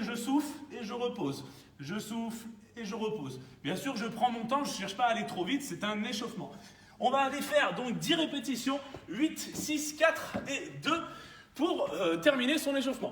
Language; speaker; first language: French; native; French